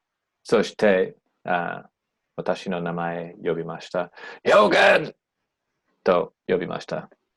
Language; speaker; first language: Japanese; non-native, learner; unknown